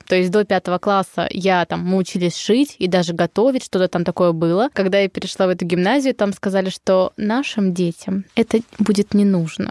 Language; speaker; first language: Russian; native; Russian